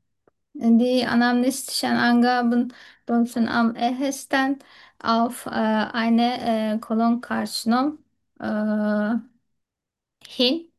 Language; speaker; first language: German; non-native, learner; Turkish